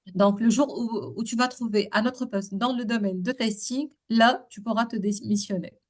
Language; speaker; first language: French; non-native, local second language; Arabic